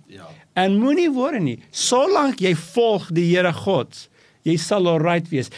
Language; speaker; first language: Afrikaans; non-native, local second language; English